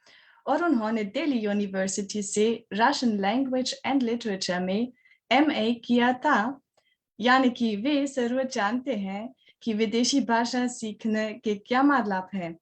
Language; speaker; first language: Hindi; non-native, learner; German